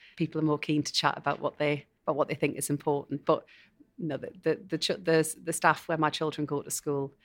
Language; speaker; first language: English; native; English